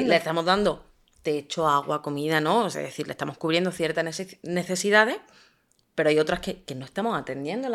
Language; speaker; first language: Spanish; native; Spanish